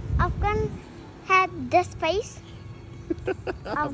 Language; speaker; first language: English; non-native, learner; Persian